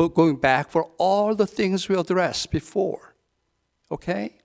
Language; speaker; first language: English; non-native, fluent; Korean